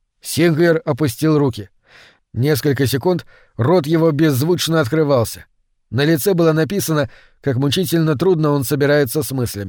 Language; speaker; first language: Russian; native; Russian